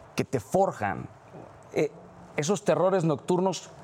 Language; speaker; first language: Spanish; native; Spanish